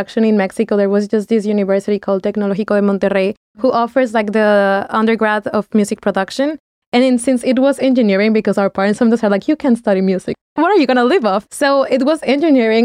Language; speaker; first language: English; non-native, fluent; Spanish